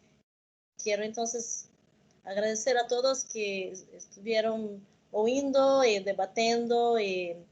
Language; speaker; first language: Spanish; non-native, learner; Portuguese